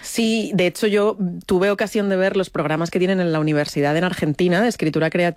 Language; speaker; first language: Spanish; native; Spanish